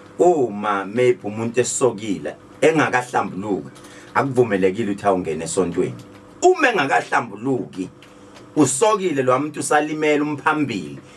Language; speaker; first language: Zulu; native; Zulu